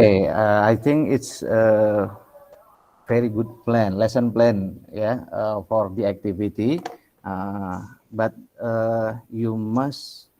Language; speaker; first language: English; non-native, local second language; Indonesian